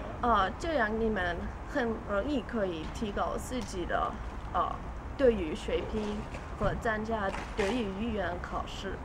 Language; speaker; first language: Chinese; non-native, learner; German